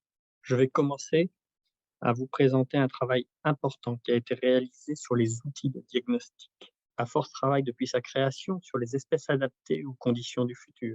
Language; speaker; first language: French; native; French